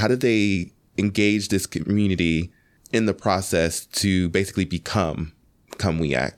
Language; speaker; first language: English; native; English